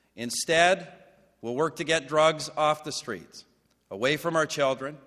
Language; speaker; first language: English; native; English